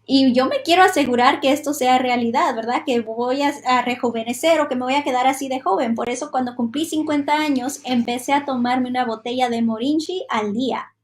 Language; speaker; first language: Spanish; non-native, fluent; Hungarian